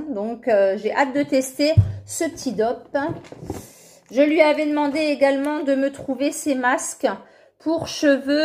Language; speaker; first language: French; native; French